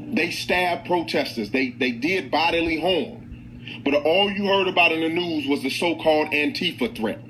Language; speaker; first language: English; native; English